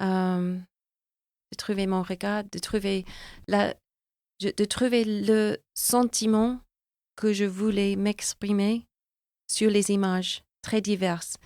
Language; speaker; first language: French; non-native, fluent; English